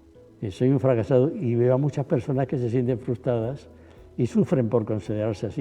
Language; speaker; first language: Spanish; native; Spanish